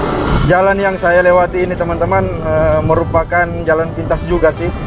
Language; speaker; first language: Indonesian; native; Indonesian